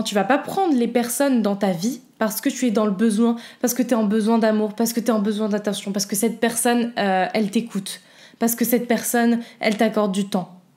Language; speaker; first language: French; native; French